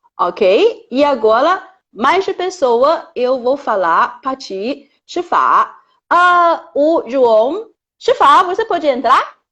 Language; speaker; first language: Portuguese; non-native, fluent; Chinese